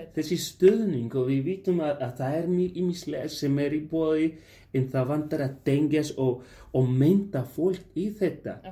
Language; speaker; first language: Icelandic; non-native, fluent; Spanish